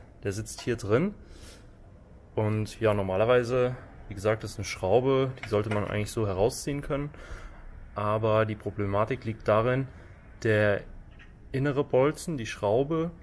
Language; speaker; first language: German; native; German